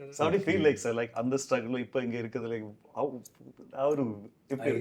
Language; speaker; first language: Tamil; non-native, fluent; Malayalam